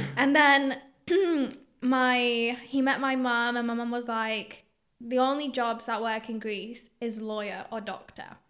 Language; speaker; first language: English; early bilingual, other home language; Greek